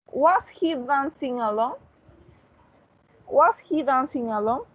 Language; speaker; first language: English; non-native, learner; Spanish